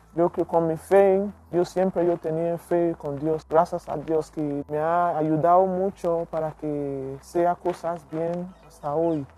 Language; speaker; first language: Spanish; non-native, learner; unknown